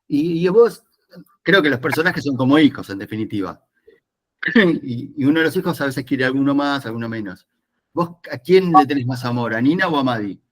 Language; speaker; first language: Spanish; native; Spanish